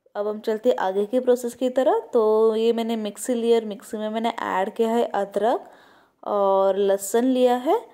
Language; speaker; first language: Hindi; non-native, local second language; Marathi